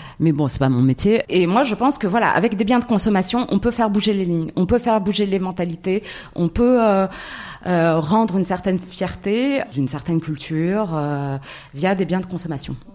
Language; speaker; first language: French; non-native, local second language; Arabic